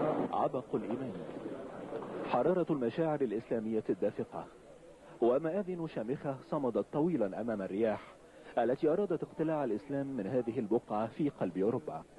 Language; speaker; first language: Arabic; native; Arabic